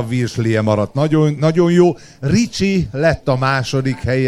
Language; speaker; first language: Hungarian; native; Hungarian